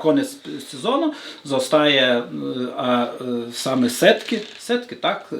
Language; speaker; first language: Polish; non-native, learner; Lithuanian